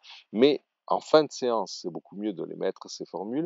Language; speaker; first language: French; native; French